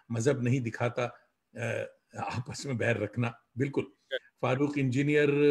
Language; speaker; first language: Hindi; native; Hindi